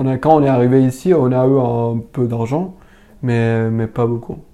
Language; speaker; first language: French; non-native, learner; Arabic